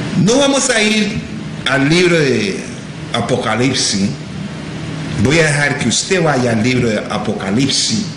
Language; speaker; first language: Spanish; non-native, local second language; English